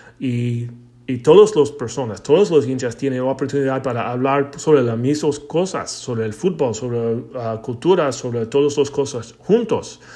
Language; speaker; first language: Spanish; non-native, learner; English